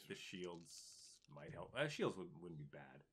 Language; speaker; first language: English; native; English